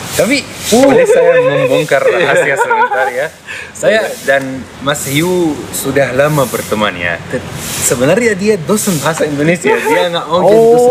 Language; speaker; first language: Indonesian; native; Indonesian